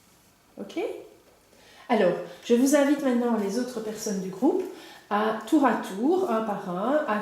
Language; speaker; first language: French; native; French